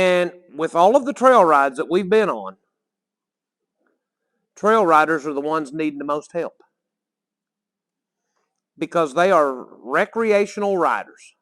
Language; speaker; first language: English; native; English